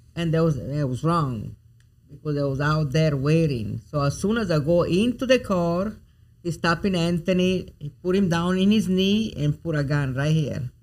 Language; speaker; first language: English; non-native, fluent; Italian